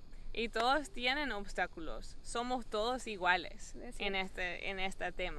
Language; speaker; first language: Spanish; non-native, fluent; English